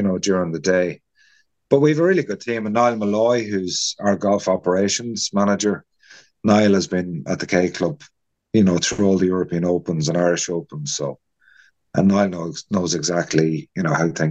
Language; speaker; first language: English; native; English